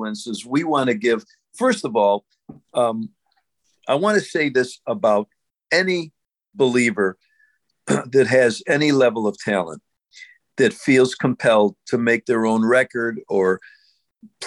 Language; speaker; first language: English; native; English